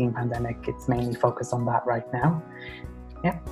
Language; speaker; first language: English; native; English